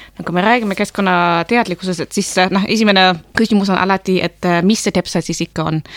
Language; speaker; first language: Estonian; non-native, fluent; German